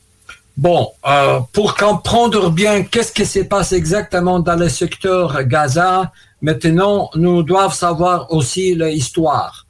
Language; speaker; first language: French; non-native, learner; Russian